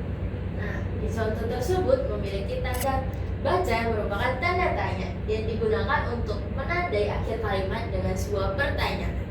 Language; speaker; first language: Indonesian; native; Indonesian